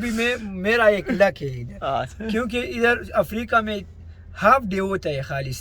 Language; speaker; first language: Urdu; non-native, local second language; Pashto